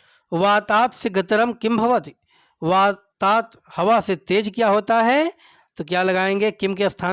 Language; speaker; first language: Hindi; native; Hindi